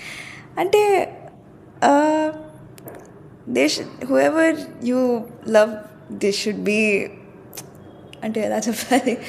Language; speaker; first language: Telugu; early bilingual, heritage; Telugu